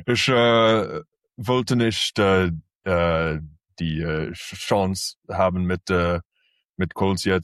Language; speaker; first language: German; early bilingual, heritage; English